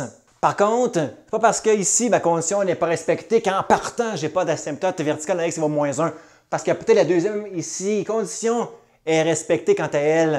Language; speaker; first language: French; native; French